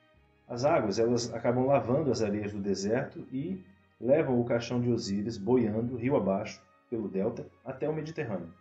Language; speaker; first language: Portuguese; native; Portuguese